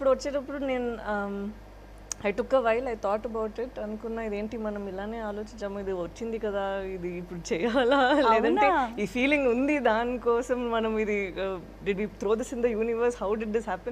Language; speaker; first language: Telugu; non-native, fluent; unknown